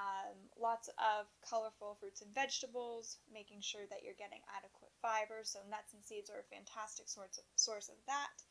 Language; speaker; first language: English; native; English